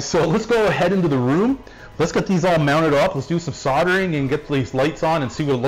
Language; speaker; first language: English; native; English